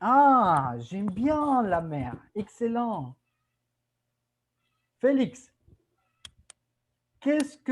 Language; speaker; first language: French; non-native, fluent; Spanish